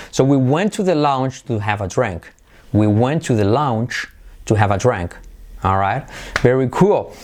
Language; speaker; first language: English; non-native, fluent; Spanish